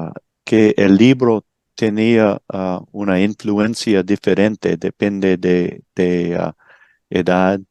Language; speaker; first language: Spanish; non-native, learner; English